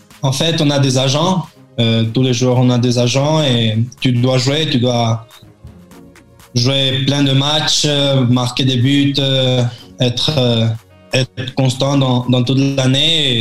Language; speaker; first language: French; early bilingual, heritage; French